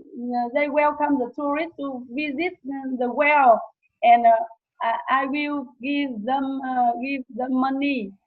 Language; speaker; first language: English; non-native, learner; Vietnamese